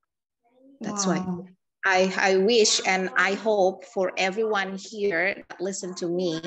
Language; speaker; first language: English; non-native, learner; Indonesian